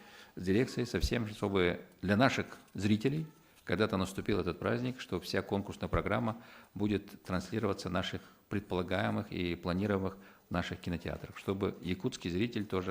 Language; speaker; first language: Russian; native; Russian